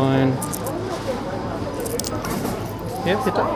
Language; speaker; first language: German; non-native, learner; Filipino